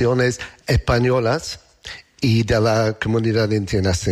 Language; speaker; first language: Spanish; non-native, learner; English